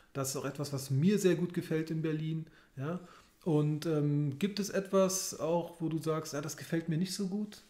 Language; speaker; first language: German; native; German